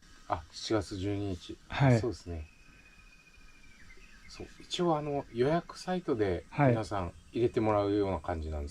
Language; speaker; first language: Japanese; native; Japanese